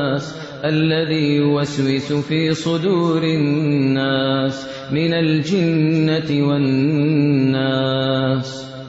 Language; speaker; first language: Arabic; native; Arabic